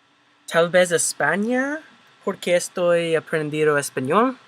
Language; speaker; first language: Spanish; non-native, learner; English